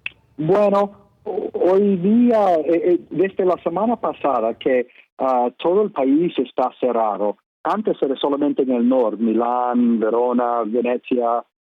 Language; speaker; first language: Spanish; non-native, fluent; Italian